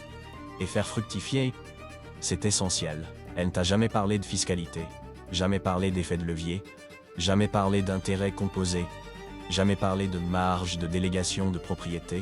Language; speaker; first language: French; native; French